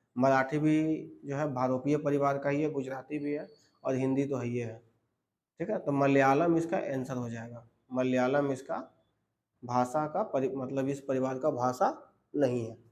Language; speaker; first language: Hindi; native; Hindi